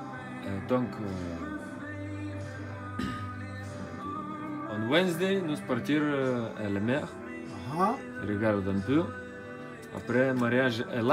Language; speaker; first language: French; non-native, learner; Lithuanian